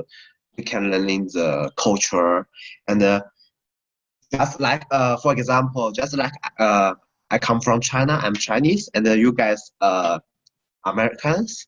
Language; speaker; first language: English; non-native, learner; Chinese